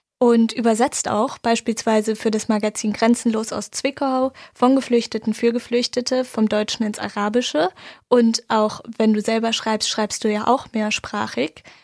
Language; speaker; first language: German; native; German